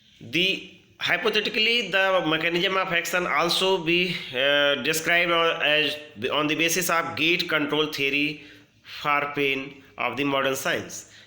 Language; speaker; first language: English; non-native, local second language; Hindi